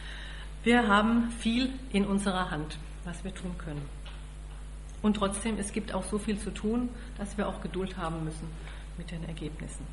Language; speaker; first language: German; native; German